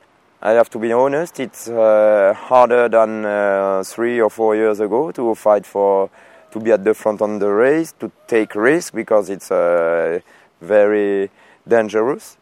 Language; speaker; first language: English; non-native, fluent; French